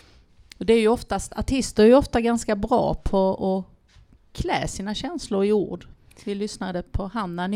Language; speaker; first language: Swedish; native; Swedish